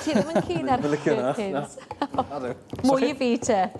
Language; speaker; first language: Welsh; native; Welsh